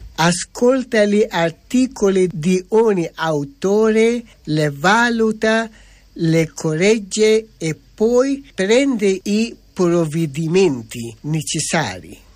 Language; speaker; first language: Italian; non-native, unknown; Persian